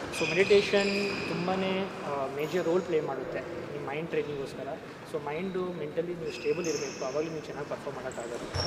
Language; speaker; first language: Kannada; non-native, local second language; Hindi